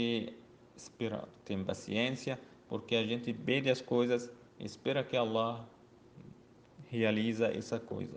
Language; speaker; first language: Portuguese; non-native, learner; Arabic